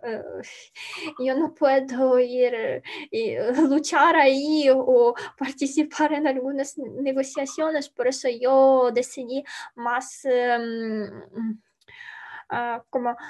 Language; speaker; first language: Spanish; non-native, learner; Ukrainian